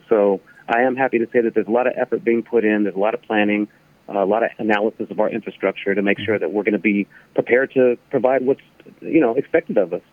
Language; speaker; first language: English; native; English